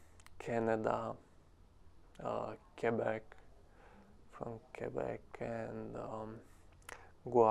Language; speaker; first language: English; non-native, learner; Romanian